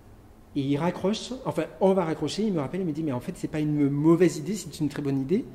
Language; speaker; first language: French; native; French